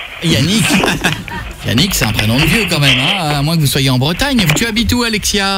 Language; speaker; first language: French; native; French